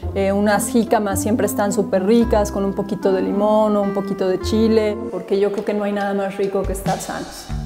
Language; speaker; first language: Spanish; native; Spanish